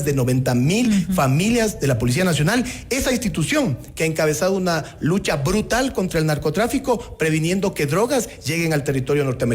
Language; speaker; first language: Spanish; native; Spanish